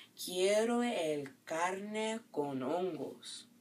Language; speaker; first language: Spanish; non-native, learner; English